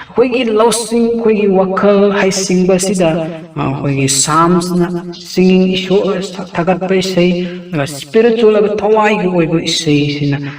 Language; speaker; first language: Manipuri; non-native, local second language; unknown